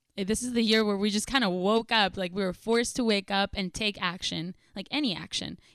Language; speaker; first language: English; early bilingual, other home language; Spanish